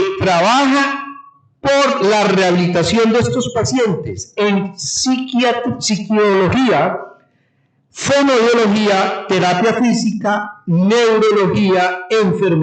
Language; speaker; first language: Spanish; native; Spanish